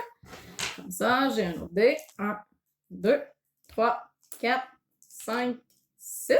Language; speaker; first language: French; native; French